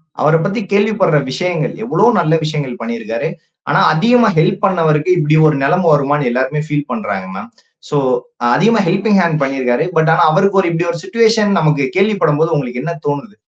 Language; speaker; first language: Tamil; native; Tamil